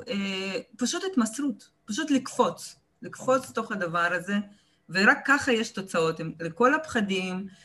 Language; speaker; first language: Hebrew; early bilingual, other home language; Russian